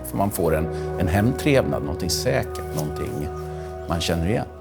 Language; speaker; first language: Swedish; native; Swedish